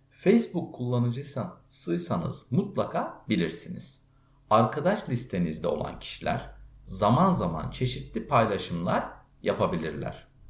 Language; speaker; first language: Turkish; native; Turkish